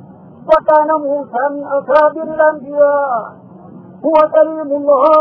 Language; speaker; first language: Arabic; native; Arabic